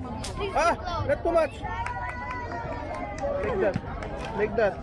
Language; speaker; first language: English; non-native, local second language; Filipino